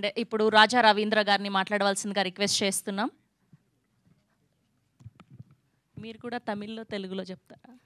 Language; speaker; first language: Telugu; native; Telugu